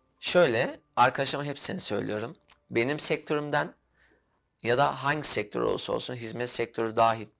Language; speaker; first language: Turkish; native; Turkish